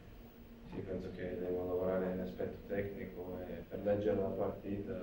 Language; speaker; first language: Italian; non-native, learner; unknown